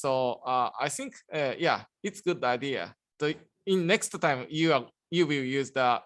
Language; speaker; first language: English; non-native, learner; Japanese